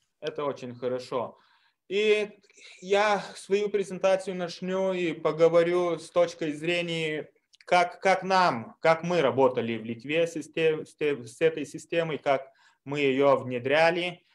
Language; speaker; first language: Russian; non-native, fluent; Lithuanian